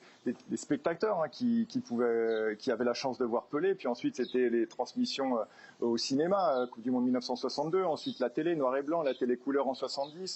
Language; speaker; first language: French; native; French